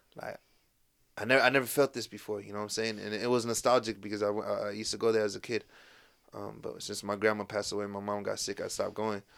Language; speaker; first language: English; native; English